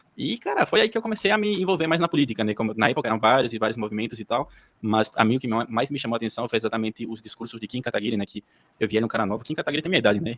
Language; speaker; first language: Portuguese; early bilingual, heritage; Portuguese